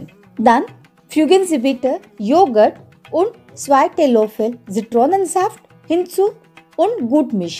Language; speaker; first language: German; non-native, learner; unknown